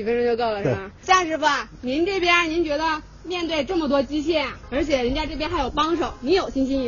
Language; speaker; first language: Chinese; native; Chinese